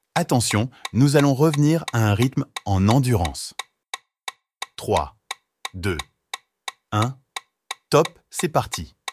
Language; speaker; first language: French; native; French